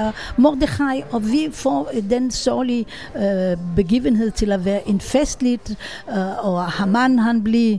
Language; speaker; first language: Danish; non-native, fluent; Hebrew